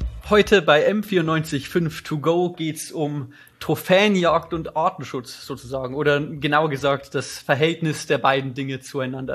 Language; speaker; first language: German; native; German